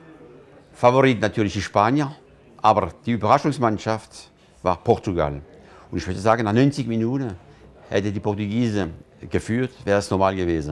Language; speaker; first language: German; non-native, fluent; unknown